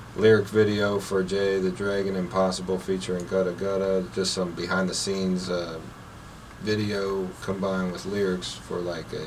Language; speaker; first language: English; native; English